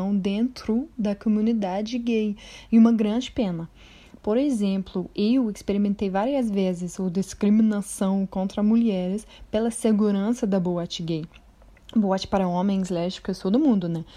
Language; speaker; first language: Portuguese; non-native, fluent; English